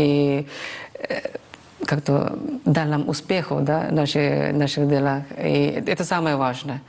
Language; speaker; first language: Russian; non-native, fluent; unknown